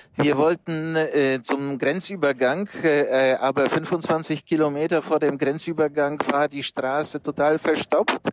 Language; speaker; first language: German; non-native, fluent; Polish